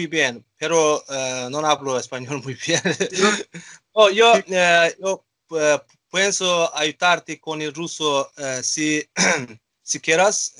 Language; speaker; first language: Spanish; non-native, learner; Azerbaijani